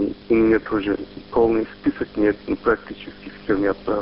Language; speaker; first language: Russian; non-native, learner; Turkish